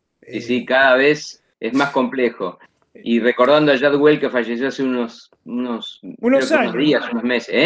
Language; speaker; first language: Spanish; native; Spanish